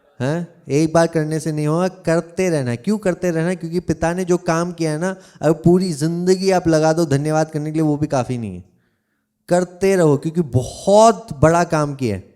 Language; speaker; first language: Hindi; non-native, local second language; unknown